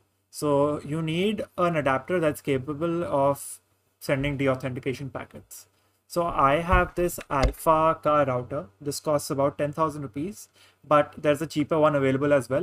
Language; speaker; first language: English; non-native, local second language; Hindi